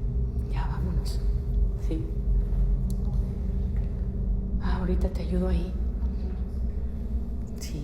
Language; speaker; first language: Spanish; native; Spanish